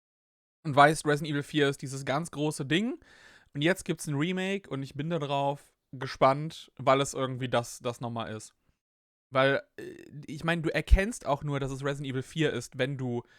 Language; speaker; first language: German; native; German